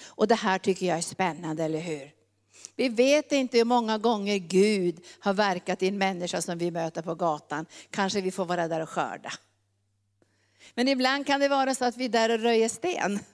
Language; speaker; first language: Swedish; native; Swedish